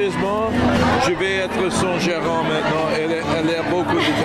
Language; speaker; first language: French; non-native, learner; English